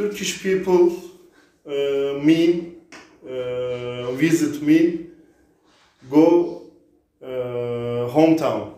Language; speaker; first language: English; non-native, learner; Turkish